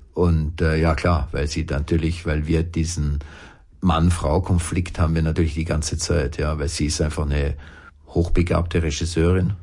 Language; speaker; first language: German; native; German